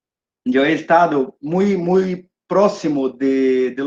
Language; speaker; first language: Spanish; non-native, learner; Portuguese